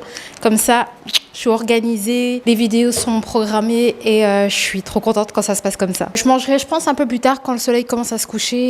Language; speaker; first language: French; native; French